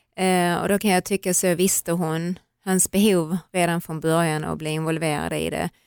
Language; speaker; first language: Swedish; native; Swedish